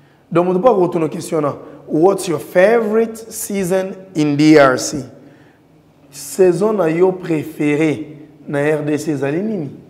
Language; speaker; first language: French; non-native, local second language; Lingala